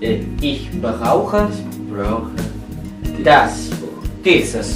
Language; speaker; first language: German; non-native, learner; Indonesian